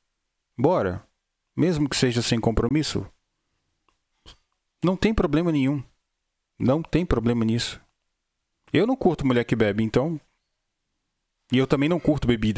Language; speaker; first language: Portuguese; native; Portuguese